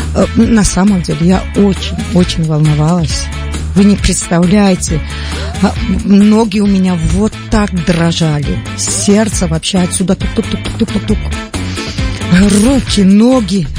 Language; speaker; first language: Russian; non-native, local second language; Tajik